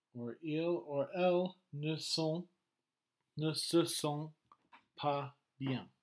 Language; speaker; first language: French; non-native, fluent; English